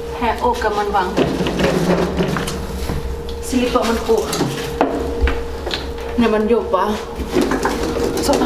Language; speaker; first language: Swedish; non-native, learner; Thai